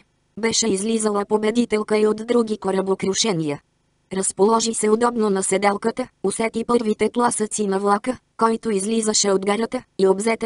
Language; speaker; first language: Bulgarian; native; Bulgarian